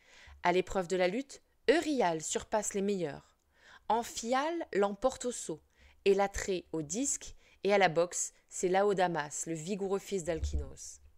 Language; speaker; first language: French; native; French